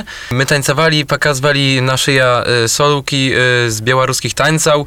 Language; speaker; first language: Polish; non-native, local second language; Belarusian